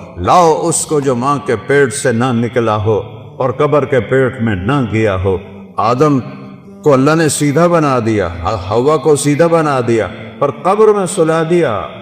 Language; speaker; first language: Urdu; non-native, local second language; Saraiki